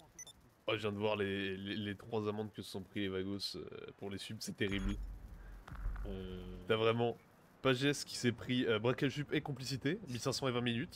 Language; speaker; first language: French; native; French